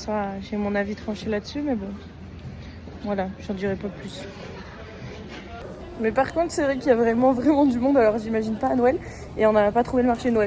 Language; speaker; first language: French; native; French